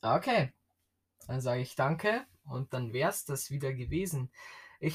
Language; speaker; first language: German; native; German